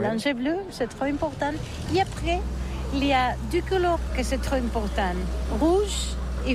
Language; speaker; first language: French; non-native, learner; Catalan